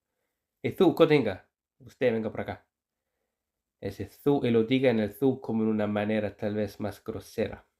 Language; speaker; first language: Spanish; non-native, fluent; Icelandic